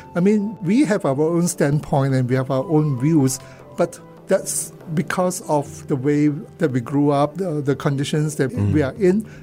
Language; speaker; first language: English; non-native, local second language; Cantonese